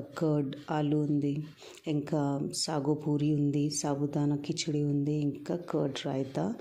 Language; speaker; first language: Telugu; non-native, local second language; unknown